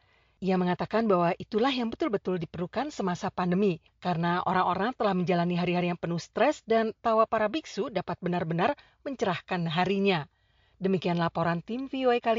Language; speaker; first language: Indonesian; native; Indonesian